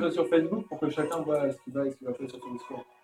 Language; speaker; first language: French; native; French